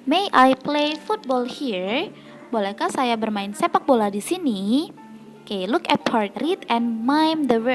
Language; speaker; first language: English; non-native, fluent; Indonesian